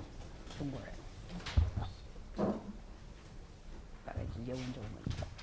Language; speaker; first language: Chinese; native; Chinese